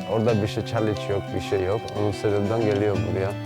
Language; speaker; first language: Turkish; non-native, learner; Georgian